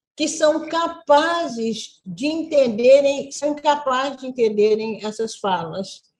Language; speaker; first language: Portuguese; native; Portuguese